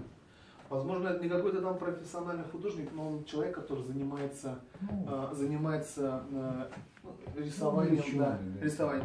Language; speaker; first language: Russian; non-native, local second language; Tatar